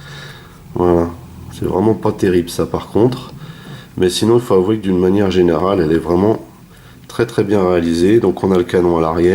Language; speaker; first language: French; native; French